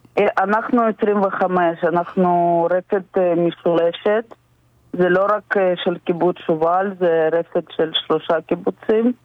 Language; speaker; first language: Hebrew; non-native, fluent; Russian